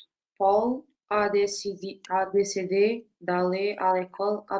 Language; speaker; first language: French; non-native, learner; Portuguese